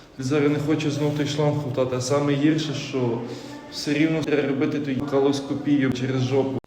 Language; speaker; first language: Ukrainian; native; Ukrainian